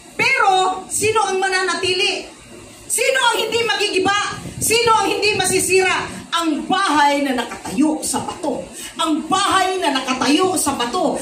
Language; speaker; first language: Filipino; non-native, local second language; Cebuano